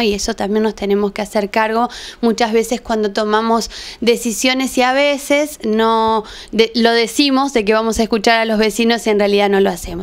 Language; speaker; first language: Spanish; native; Spanish